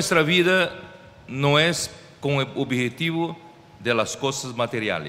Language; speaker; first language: Spanish; non-native, fluent; Portuguese